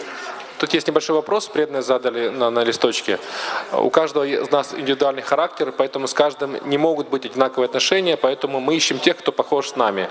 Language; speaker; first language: Russian; native; Russian